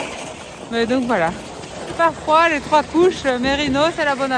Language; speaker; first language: French; native; French